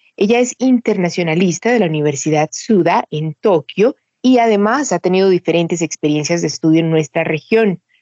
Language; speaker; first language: Spanish; native; Spanish